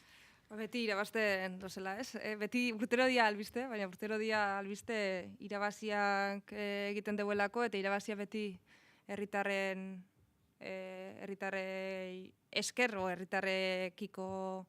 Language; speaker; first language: Basque; native; Basque